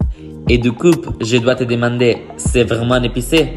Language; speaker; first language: French; non-native, learner; Italian